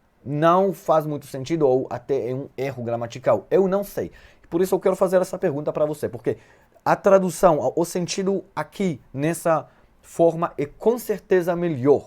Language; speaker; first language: Portuguese; non-native, fluent; Hebrew